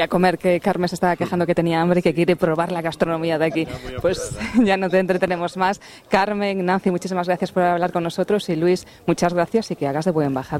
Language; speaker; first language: Spanish; native; Spanish